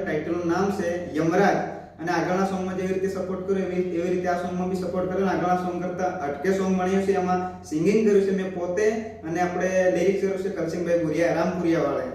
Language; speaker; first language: Gujarati; non-native, local second language; Bhili